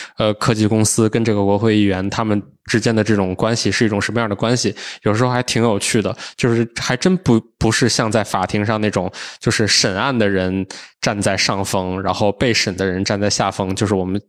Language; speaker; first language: Chinese; native; Chinese